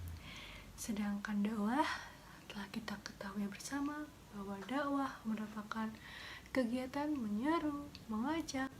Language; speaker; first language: Indonesian; native; Indonesian